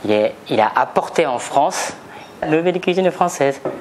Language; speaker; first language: French; non-native, fluent; Japanese